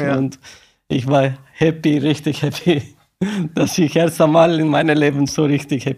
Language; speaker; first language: German; non-native, learner; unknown